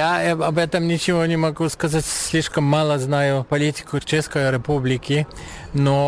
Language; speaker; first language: Russian; non-native, fluent; German